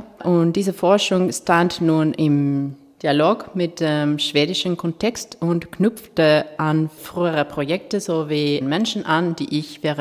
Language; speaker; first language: German; non-native, fluent; Spanish